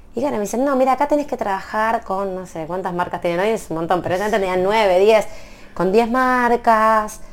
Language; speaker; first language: Spanish; native; Spanish